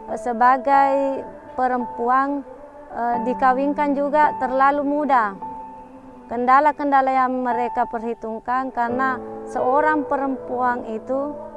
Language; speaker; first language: Indonesian; non-native, local second language; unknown